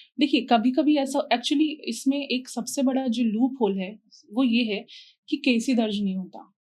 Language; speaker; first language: Hindi; native; Hindi